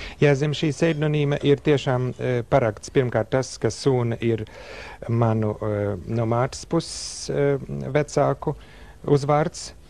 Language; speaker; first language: Latvian; native; Latvian